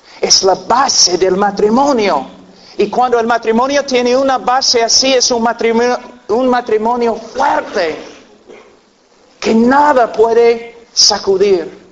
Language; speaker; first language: Spanish; non-native, fluent; English